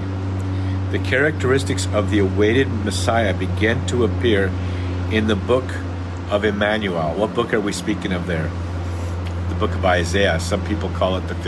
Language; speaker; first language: English; native; English